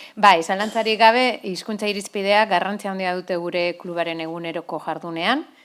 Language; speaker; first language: Basque; non-native, local second language; Spanish